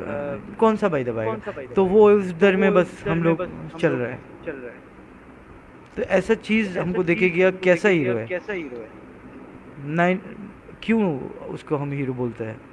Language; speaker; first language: Hindi; non-native, fluent; Bangla